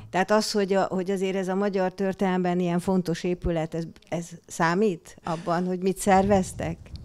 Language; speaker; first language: Hungarian; native; Hungarian